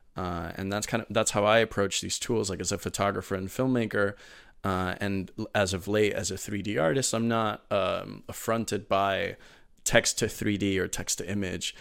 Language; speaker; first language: English; early bilingual, other home language; Spanish